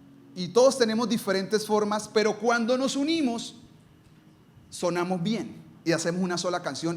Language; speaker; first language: Spanish; native; Spanish